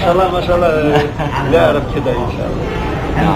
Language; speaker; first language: Arabic; non-native, learner; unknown